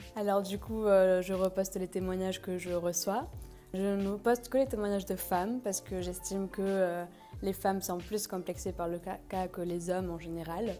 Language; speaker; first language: French; non-native, fluent; Spanish